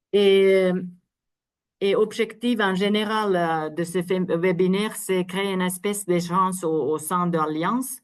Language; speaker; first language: French; non-native, fluent; Finnish